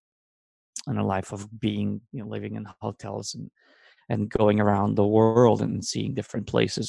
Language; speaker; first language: English; non-native, fluent; Hebrew